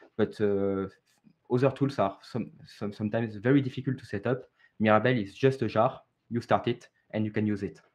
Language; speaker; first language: English; non-native, fluent; French